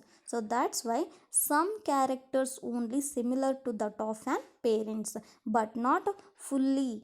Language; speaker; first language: English; non-native, local second language; Kannada